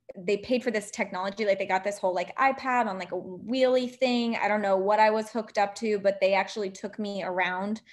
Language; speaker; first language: English; native; English